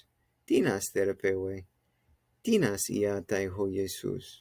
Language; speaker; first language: Greek; non-native, fluent; English